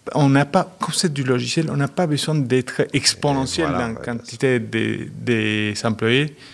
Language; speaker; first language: French; non-native, fluent; Spanish